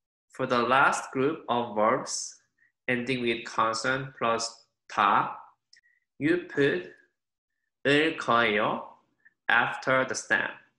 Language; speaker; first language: English; non-native, fluent; Korean